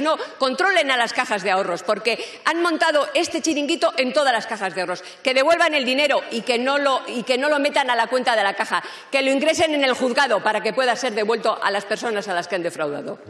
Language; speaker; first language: Spanish; native; Spanish